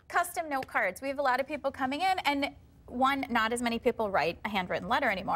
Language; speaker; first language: English; native; English